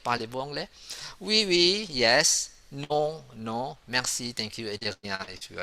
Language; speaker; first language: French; non-native, fluent; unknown